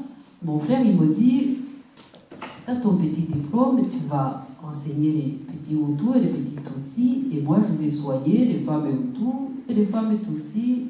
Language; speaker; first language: French; non-native, local second language; Kinyarwanda